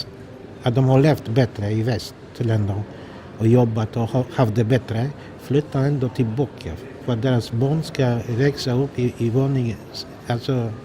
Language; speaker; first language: Swedish; non-native, fluent; Polish